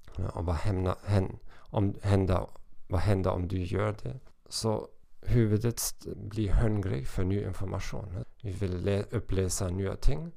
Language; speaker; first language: Swedish; non-native, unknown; German